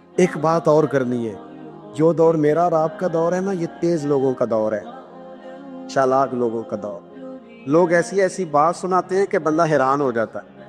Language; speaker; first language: Urdu; non-native, local second language; Punjabi